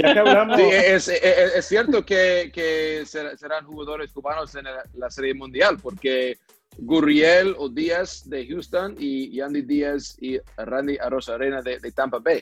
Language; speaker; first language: Spanish; non-native, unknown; English